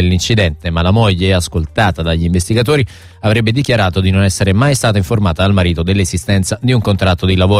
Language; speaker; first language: Italian; native; Italian